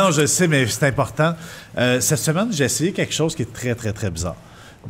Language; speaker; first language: French; native; French